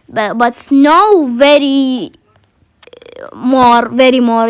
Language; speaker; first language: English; non-native, learner; Arabic